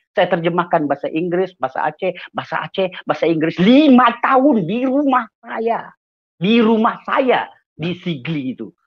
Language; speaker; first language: Indonesian; non-native, local second language; Achinese